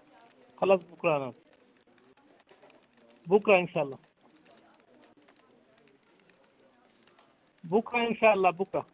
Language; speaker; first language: Arabic; non-native, learner; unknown